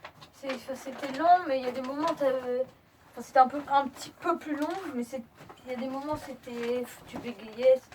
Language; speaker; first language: French; native; French